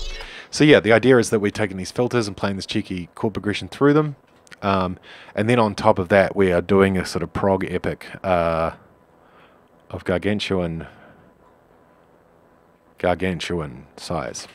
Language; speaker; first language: English; native; English